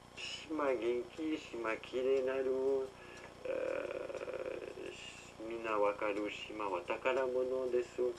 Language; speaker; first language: Japanese; non-native, learner; French